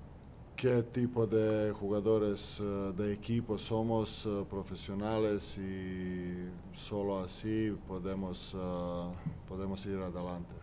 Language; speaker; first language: Spanish; non-native, fluent; Croatian